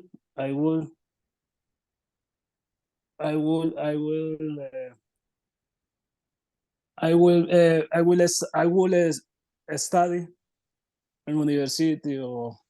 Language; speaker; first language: English; non-native, learner; Spanish